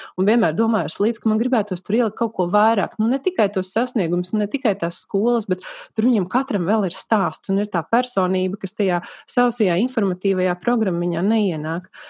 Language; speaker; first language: Latvian; native; Latvian